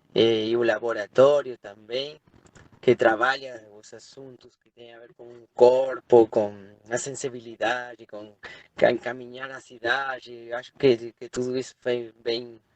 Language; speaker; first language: Portuguese; non-native, fluent; Spanish